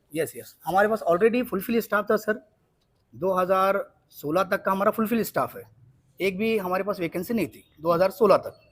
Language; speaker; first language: Hindi; non-native, local second language; Marathi